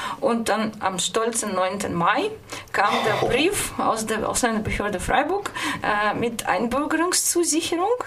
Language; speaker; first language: German; non-native, fluent; Russian